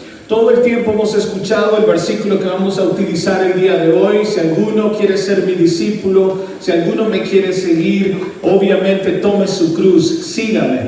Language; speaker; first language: Spanish; early bilingual, heritage; Spanish